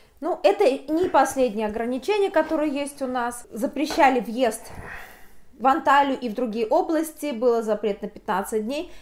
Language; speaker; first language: Russian; native; Russian